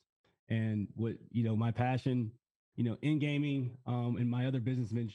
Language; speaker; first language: English; native; English